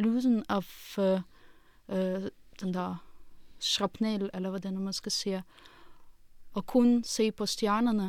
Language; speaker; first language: Danish; non-native, fluent; Russian